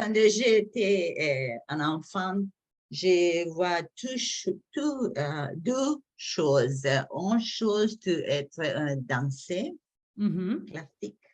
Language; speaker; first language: French; non-native, learner; English